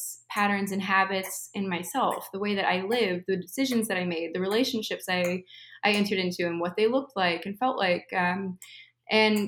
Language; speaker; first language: English; native; English